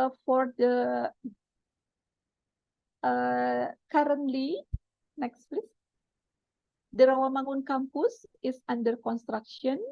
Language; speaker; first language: English; non-native, fluent; Indonesian